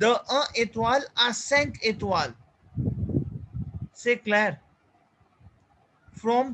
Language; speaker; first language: French; non-native, fluent; Hindi